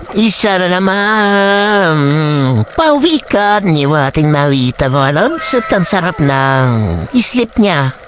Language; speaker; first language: Filipino; native; Filipino